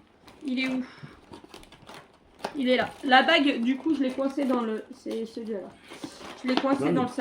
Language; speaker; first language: French; native; French